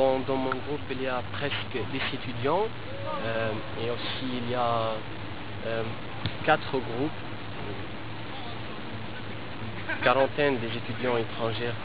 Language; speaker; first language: French; non-native, local second language; Arabic